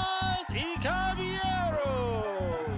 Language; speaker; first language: Spanish; non-native, learner; English